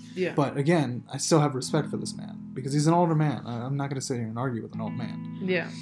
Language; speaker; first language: English; native; English